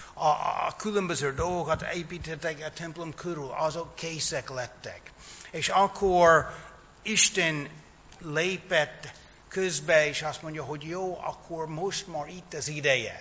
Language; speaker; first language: Hungarian; non-native, fluent; English